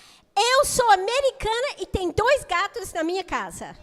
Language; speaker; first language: Portuguese; non-native, fluent; English